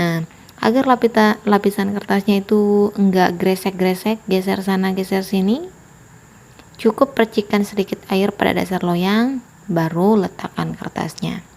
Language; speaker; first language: Indonesian; native; Indonesian